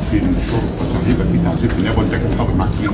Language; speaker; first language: Arabic; native; Arabic